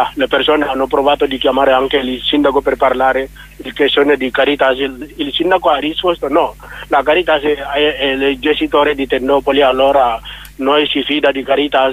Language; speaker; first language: Italian; non-native, learner; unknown